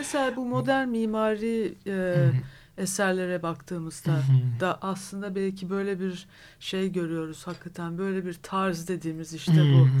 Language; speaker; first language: Turkish; native; Turkish